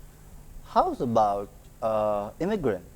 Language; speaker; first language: English; non-native, learner; Indonesian